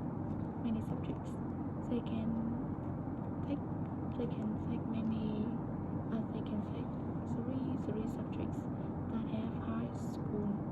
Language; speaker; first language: English; non-native, learner; Vietnamese